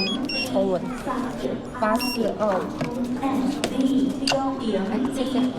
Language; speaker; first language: Chinese; non-native, learner; Vietnamese